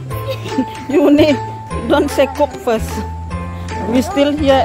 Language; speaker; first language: English; non-native, local second language; Malay